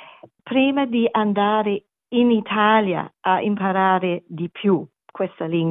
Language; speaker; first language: Italian; non-native, learner; English